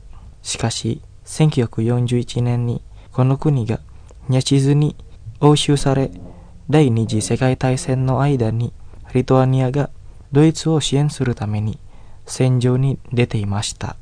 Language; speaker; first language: Japanese; non-native, learner; Indonesian